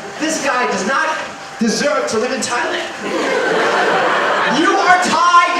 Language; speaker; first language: English; early bilingual, other home language; Thai